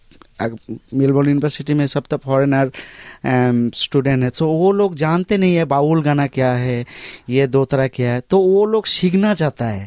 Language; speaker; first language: Hindi; non-native, learner; Bangla